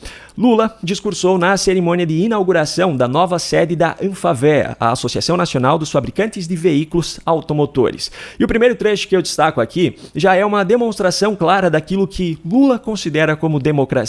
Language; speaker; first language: Portuguese; native; Portuguese